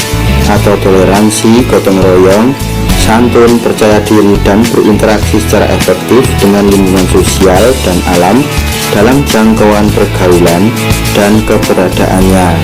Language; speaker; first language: Indonesian; native; Indonesian